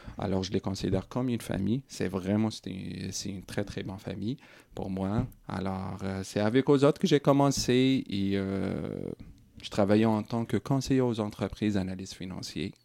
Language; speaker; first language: French; non-native, local second language; Arabic